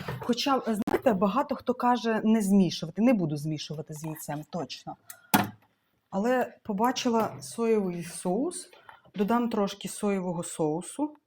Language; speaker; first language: Ukrainian; non-native, local second language; Russian